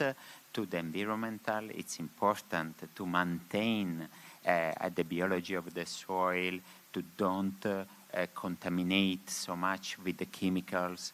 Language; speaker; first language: English; non-native, learner; Spanish